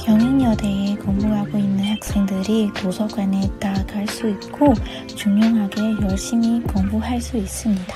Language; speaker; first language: Korean; non-native, learner; Burmese